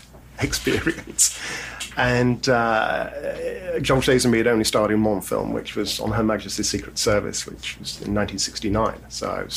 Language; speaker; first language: English; native; English